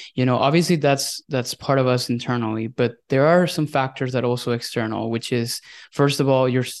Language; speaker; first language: English; non-native, fluent; Spanish